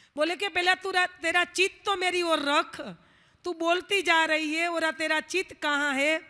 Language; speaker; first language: Hindi; non-native, local second language; Gujarati